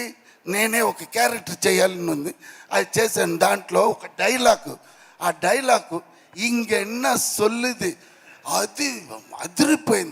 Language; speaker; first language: Telugu; non-native, learner; Tamil